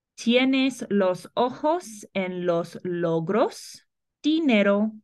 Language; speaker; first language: Spanish; non-native, fluent; English